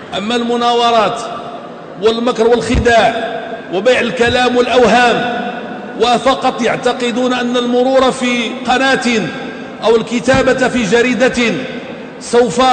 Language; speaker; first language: Arabic; native; Arabic